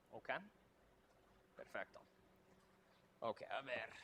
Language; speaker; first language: Spanish; non-native, fluent; English